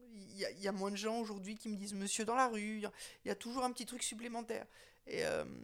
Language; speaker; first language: French; native; French